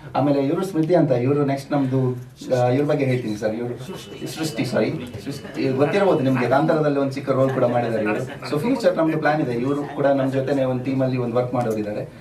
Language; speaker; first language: Kannada; non-native, local second language; Tulu